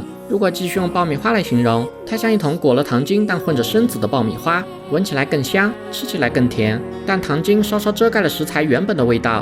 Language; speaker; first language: Chinese; native; Chinese